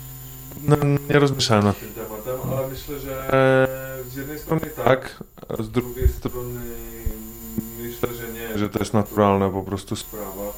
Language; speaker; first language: Polish; non-native, fluent; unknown